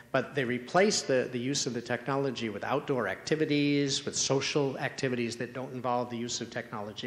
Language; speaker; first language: English; native; English